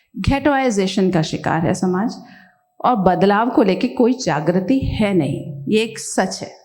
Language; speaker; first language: Hindi; native; Hindi